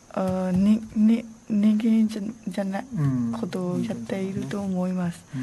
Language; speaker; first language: Japanese; non-native, learner; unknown